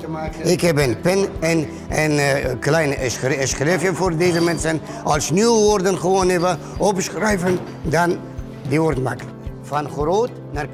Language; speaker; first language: Dutch; non-native, learner; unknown